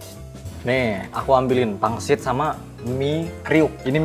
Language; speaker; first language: Indonesian; native; Indonesian